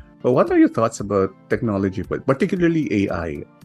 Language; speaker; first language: English; non-native, local second language; Filipino